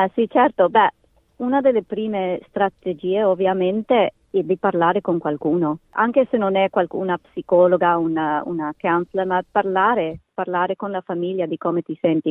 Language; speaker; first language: Italian; native; Italian